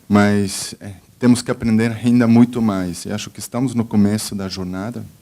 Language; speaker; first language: Portuguese; non-native, fluent; Spanish